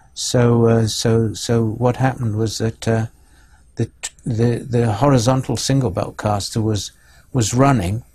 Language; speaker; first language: English; native; English